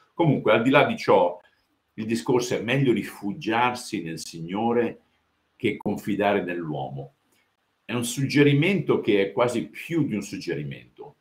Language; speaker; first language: Italian; early bilingual, heritage; Italian